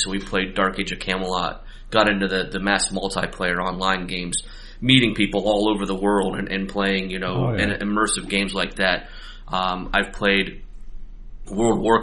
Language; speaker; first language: English; native; English